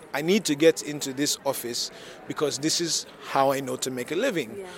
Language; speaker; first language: English; non-native, local second language; Yoruba